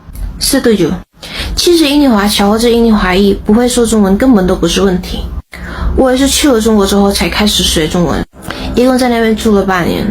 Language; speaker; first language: Chinese; non-native, fluent; Indonesian